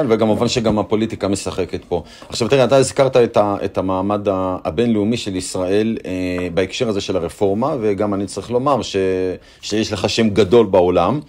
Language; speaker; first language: Hebrew; native; Hebrew